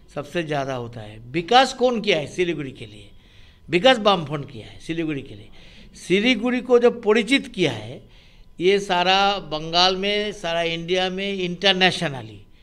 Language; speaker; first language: Hindi; non-native, local second language; Bangla